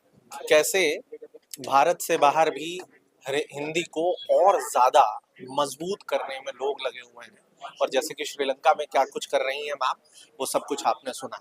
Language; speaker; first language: Hindi; native; Hindi